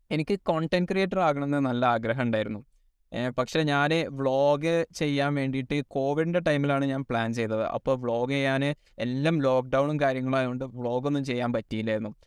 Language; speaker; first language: Malayalam; early bilingual, heritage; Malayalam